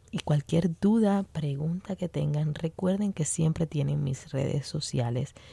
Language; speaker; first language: Spanish; native; Spanish